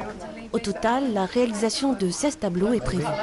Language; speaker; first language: French; native; French